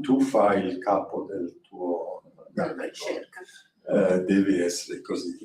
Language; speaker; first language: Italian; non-native, learner; French